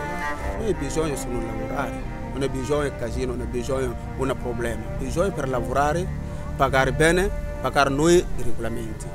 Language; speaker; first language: Italian; non-native, learner; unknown